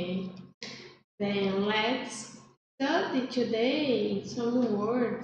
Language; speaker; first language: English; non-native, learner; Portuguese